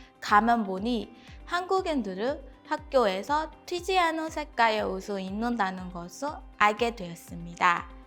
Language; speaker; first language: Korean; non-native, fluent; Burmese